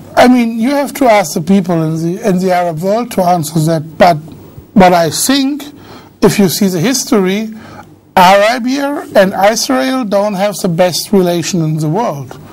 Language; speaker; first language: English; non-native, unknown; German